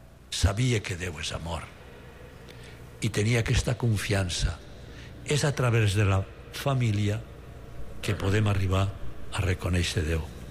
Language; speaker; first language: Catalan; native; Catalan